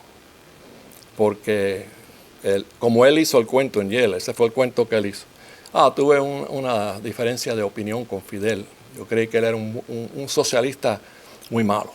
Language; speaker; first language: Spanish; native; Spanish